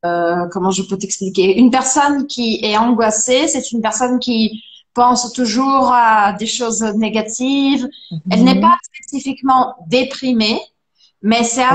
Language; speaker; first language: French; non-native, fluent; Portuguese